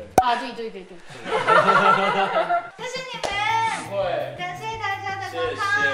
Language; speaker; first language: Chinese; non-native, learner; Japanese